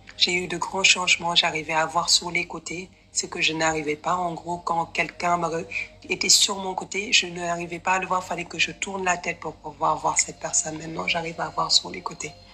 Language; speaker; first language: French; non-native, local second language; Wolof